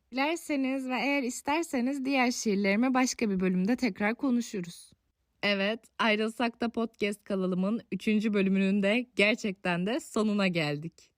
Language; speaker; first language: Turkish; native; Turkish